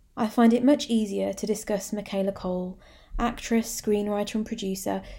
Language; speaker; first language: English; native; English